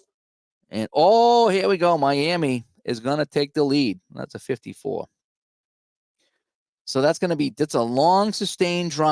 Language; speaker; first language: English; native; English